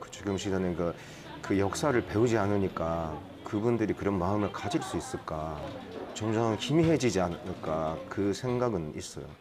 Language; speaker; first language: Korean; early bilingual, heritage; Korean